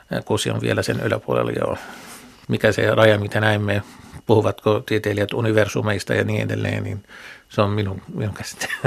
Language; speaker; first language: Finnish; non-native, fluent; Arabic